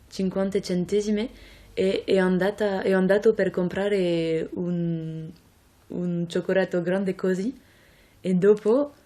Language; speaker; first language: Italian; non-native, fluent; French